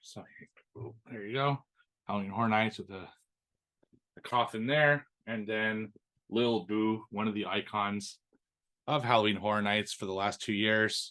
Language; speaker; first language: English; native; English